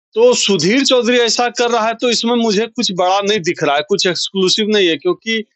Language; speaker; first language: Hindi; native; Hindi